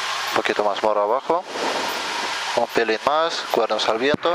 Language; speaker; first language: Spanish; native; Spanish